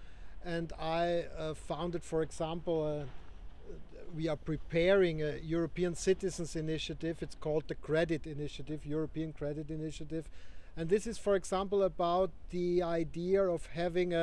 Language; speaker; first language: English; non-native, fluent; German